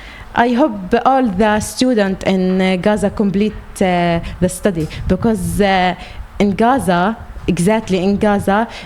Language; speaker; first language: English; non-native, learner; Arabic